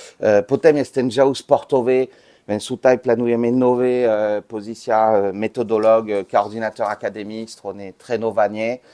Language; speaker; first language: Polish; non-native, learner; French